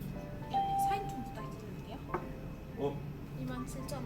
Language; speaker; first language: Korean; non-native, learner; Uzbek